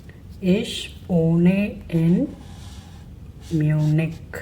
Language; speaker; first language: German; non-native, learner; Tamil